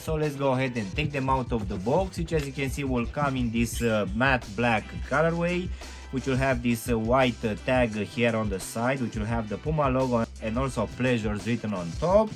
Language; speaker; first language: English; non-native, fluent; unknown